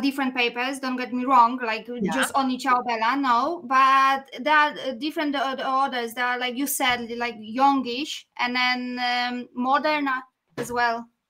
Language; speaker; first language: English; non-native, fluent; Polish